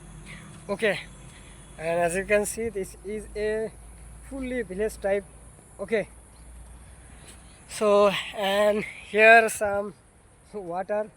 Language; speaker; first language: English; non-native, learner; Bangla